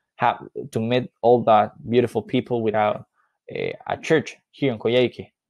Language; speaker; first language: English; non-native, fluent; Spanish